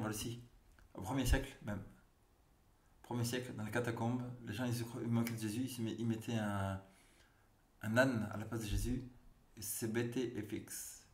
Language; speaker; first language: French; native; French